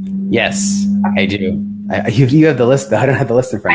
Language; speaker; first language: English; native; English